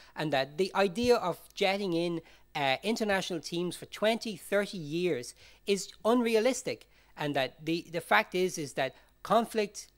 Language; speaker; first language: English; native; English